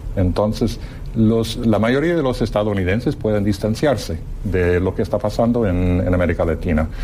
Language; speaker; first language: Spanish; non-native, fluent; English